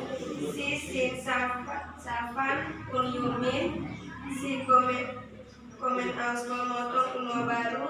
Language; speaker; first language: German; non-native, learner; Indonesian